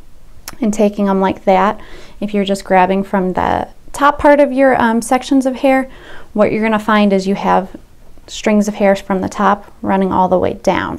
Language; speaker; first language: English; native; English